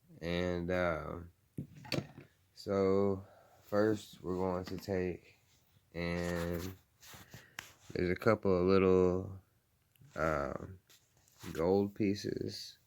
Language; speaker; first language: English; native; English